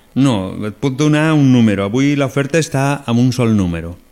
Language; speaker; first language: Catalan; non-native, local second language; Spanish